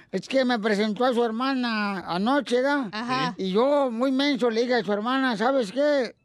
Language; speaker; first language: Spanish; native; Spanish